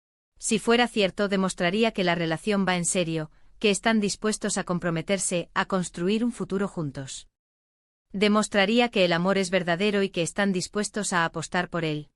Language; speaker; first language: Spanish; native; Spanish